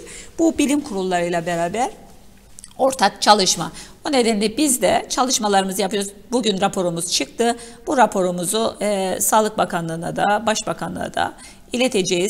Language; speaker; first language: Turkish; native; Turkish